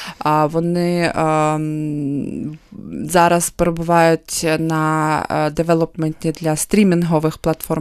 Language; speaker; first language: Ukrainian; non-native, local second language; Russian